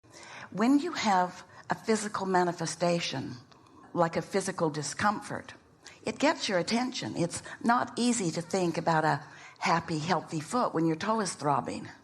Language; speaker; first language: English; native; English